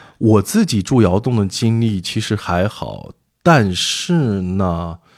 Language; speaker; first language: Chinese; native; Chinese